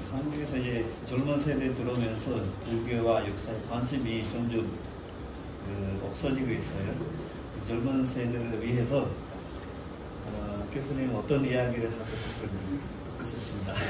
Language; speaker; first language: Korean; non-native, fluent; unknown